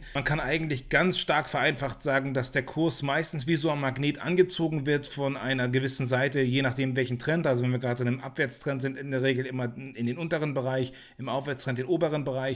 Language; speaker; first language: German; native; German